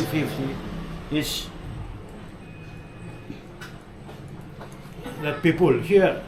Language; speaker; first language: English; non-native, learner; Greek